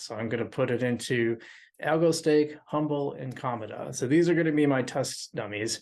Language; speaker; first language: English; native; English